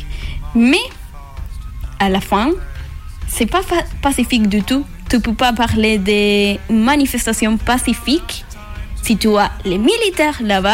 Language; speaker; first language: French; non-native, learner; Spanish